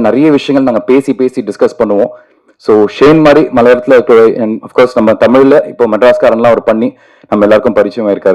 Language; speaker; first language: Tamil; native; Tamil